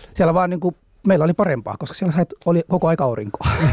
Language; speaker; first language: Finnish; non-native, fluent; Somali